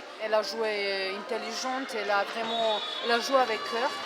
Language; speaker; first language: French; non-native, fluent; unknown